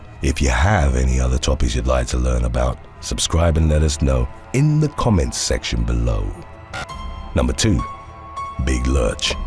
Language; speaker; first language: English; native; English